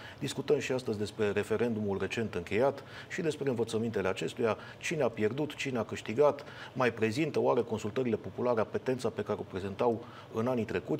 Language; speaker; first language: Romanian; native; Romanian